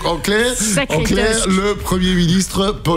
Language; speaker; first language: French; native; French